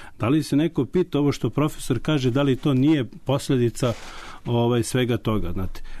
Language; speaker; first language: Serbian; native; Serbian